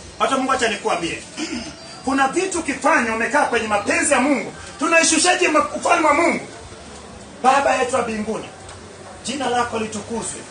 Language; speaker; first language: Swahili; non-native, local second language; Luo (Kenya and Tanzania)